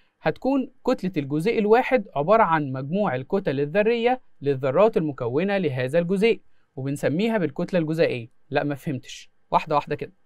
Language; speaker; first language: Arabic; native; Arabic